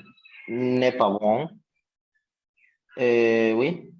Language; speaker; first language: French; non-native, learner; Spanish